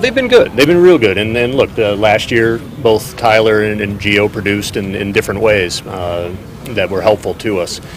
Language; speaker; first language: English; native; English